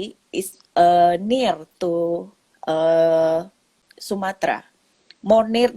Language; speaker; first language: English; non-native, local second language; Indonesian